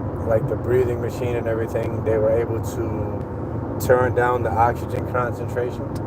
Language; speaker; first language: English; native; English